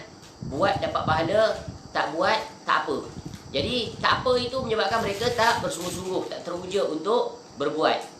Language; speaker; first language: Malay; native; Malay